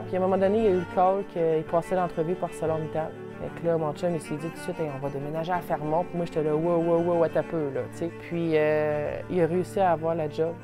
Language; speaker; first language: French; native; French